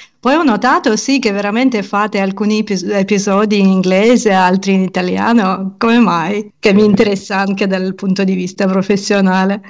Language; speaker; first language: Italian; non-native, fluent; Ukrainian